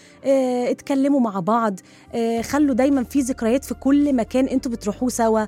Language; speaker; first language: Arabic; native; Arabic